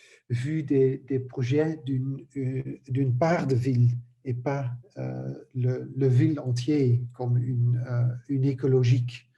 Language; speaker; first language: French; non-native, learner; Dutch